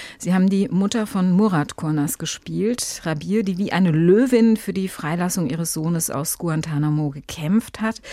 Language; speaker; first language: German; native; German